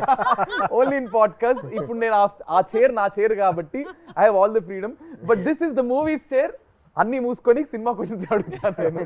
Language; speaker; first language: Telugu; native; Telugu